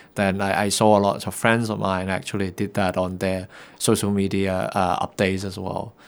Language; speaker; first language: English; non-native, local second language; Cantonese